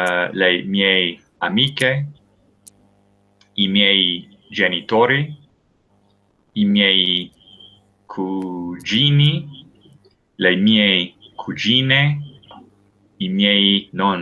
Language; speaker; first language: Italian; non-native, fluent; English